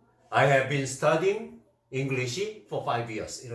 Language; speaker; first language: English; non-native, fluent; Korean